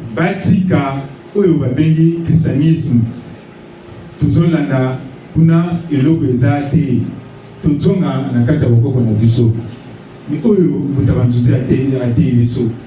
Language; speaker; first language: Lingala; non-native, local second language; Kongo